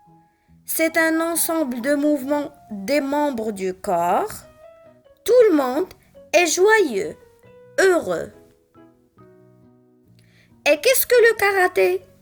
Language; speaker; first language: French; non-native, local second language; Arabic